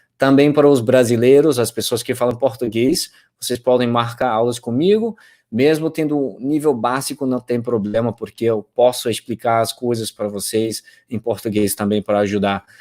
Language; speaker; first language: Portuguese; non-native, fluent; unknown